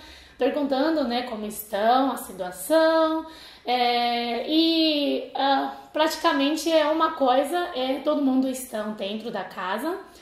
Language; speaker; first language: Portuguese; non-native, fluent; Chinese